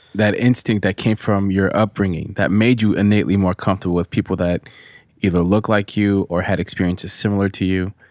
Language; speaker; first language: English; early bilingual, other home language; Spanish